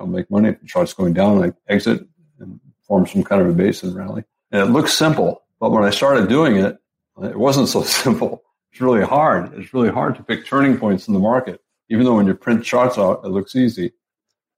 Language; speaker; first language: English; native; English